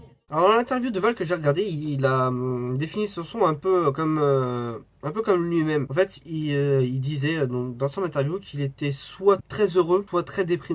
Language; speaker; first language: French; native; French